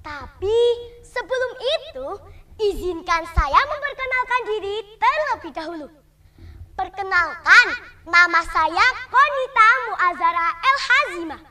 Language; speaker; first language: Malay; non-native, local second language; Javanese